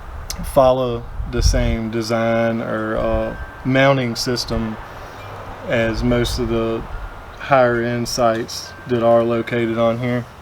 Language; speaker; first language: English; native; English